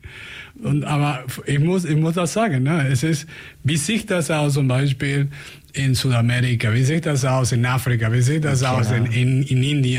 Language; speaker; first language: German; non-native, fluent; Spanish